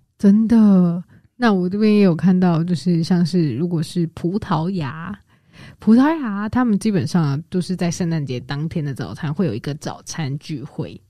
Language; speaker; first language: Chinese; native; Chinese